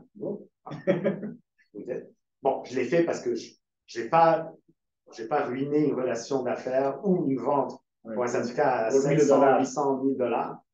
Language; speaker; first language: French; native; French